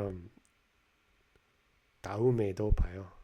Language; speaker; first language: Korean; non-native, learner; English